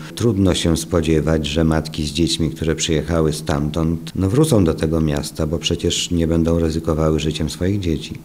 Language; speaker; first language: Polish; native; Polish